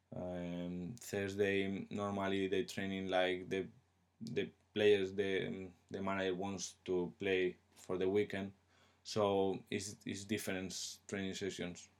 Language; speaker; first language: English; non-native, learner; Spanish